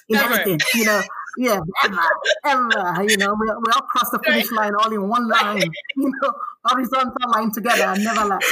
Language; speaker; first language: English; non-native, local second language; Yoruba